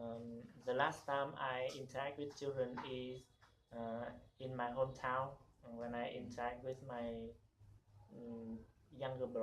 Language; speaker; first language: English; non-native, learner; Vietnamese